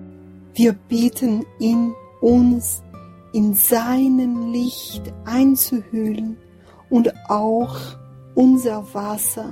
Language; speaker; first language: German; non-native, fluent; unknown